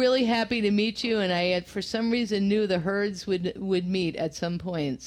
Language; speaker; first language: English; native; English